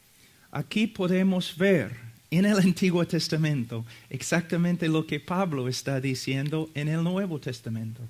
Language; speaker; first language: Spanish; non-native, fluent; English